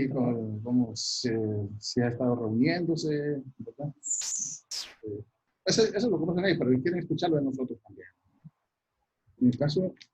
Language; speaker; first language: Spanish; native; Spanish